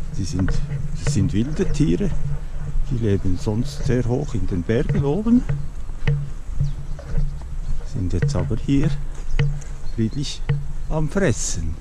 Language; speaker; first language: German; native; German